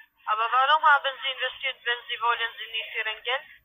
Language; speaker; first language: German; non-native, learner; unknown